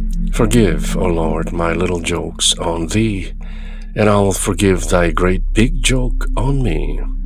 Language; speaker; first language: English; non-native, fluent; Korean